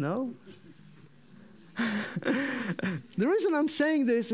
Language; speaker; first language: English; non-native, fluent; Hebrew